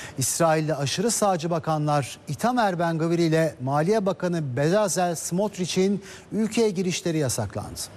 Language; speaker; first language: Turkish; native; Turkish